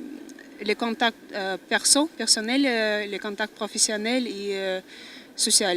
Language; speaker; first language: French; non-native, fluent; Russian